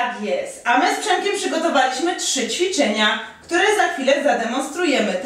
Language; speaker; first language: Polish; native; Polish